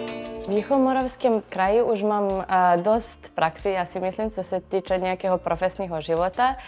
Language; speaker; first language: Czech; non-native, fluent; Serbian